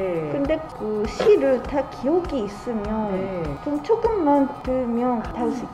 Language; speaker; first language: Korean; non-native, fluent; Japanese